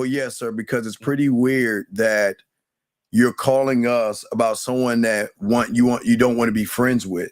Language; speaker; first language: English; native; English